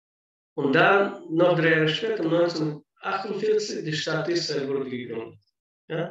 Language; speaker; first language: German; non-native, fluent; Russian